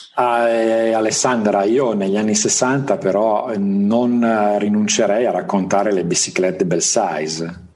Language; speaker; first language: Italian; native; Italian